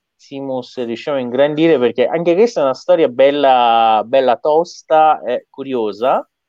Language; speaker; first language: Italian; non-native, fluent; Persian